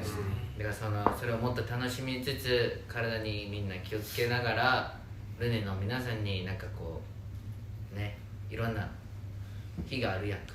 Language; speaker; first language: Japanese; native; Japanese